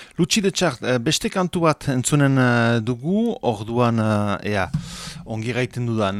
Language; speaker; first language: Basque; native; Basque